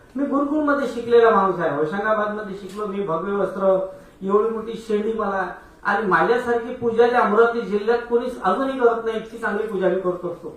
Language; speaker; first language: Marathi; non-native, local second language; Hindi